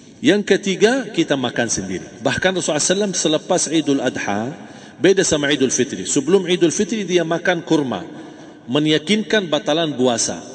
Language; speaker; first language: Malay; non-native, fluent; Arabic